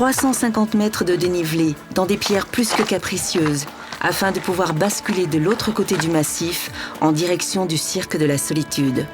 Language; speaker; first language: French; native; French